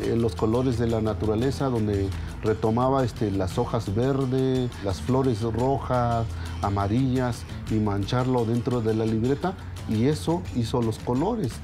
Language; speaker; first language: Spanish; non-native, local second language; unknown